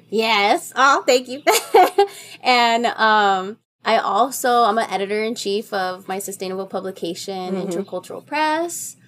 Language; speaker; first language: English; early bilingual, other home language; Spanish